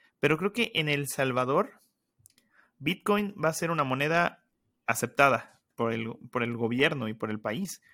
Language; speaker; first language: Spanish; native; Spanish